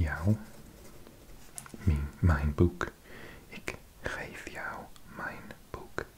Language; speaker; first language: Dutch; non-native, learner; English